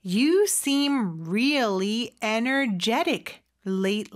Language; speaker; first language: English; non-native, fluent; Korean